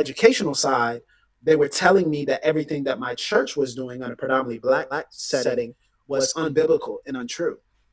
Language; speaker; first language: English; native; English